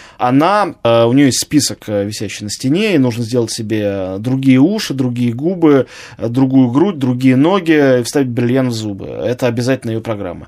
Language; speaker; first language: Russian; native; Russian